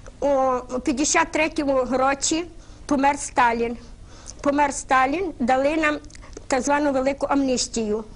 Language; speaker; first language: Ukrainian; native; Ukrainian